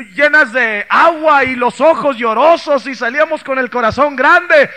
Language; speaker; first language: Spanish; early bilingual, heritage; Spanish